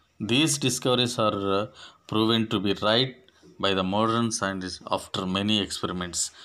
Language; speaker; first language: English; non-native, local second language; Telugu